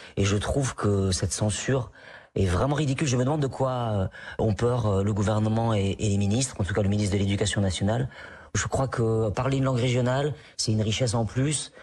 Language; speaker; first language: French; non-native, local second language; Basque